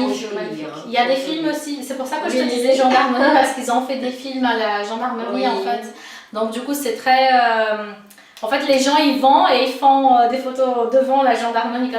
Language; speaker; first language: French; non-native, fluent; Portuguese